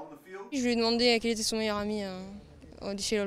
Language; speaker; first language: French; native; French